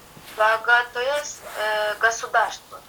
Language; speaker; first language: Russian; non-native, local second language; Kyrgyz